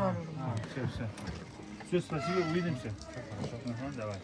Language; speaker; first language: Russian; non-native, local second language; Uzbek